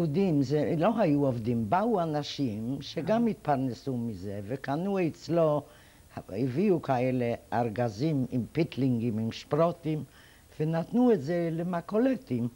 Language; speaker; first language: Hebrew; non-native, fluent; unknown